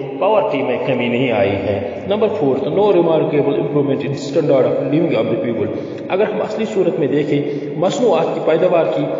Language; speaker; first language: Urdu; non-native, local second language; Kashmiri